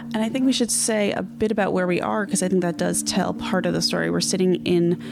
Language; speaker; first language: English; native; English